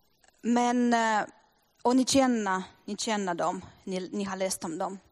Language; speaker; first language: Swedish; non-native, fluent; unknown